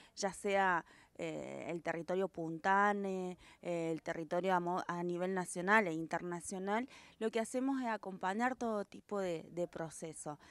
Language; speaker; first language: Spanish; native; Spanish